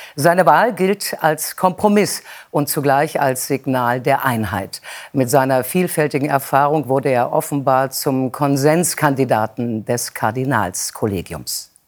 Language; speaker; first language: German; native; German